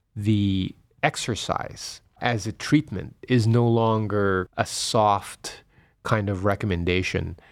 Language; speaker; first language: English; non-native, local second language; Filipino